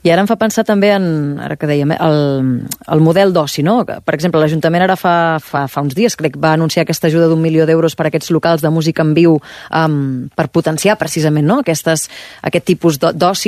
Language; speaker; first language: Catalan; native; Catalan